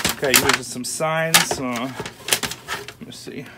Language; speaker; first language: English; non-native, fluent; German